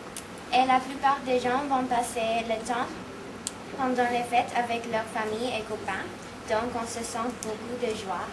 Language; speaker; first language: French; non-native, learner; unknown